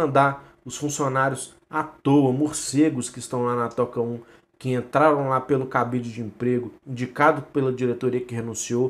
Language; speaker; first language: Portuguese; native; Portuguese